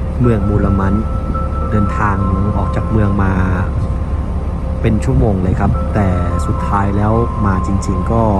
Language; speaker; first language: Thai; native; Thai